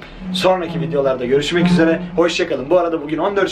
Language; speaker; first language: Turkish; native; Turkish